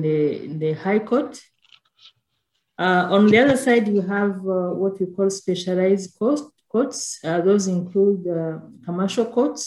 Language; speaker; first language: English; non-native, local second language; Kinyarwanda